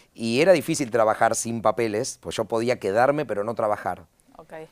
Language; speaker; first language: Spanish; native; Spanish